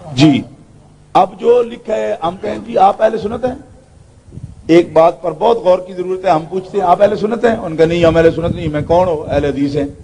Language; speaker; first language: Urdu; non-native, local second language; Punjabi